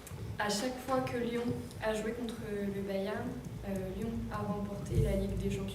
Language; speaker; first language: French; native; French